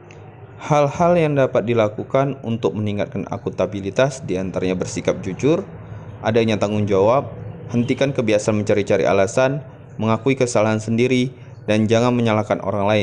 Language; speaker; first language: Indonesian; native; Indonesian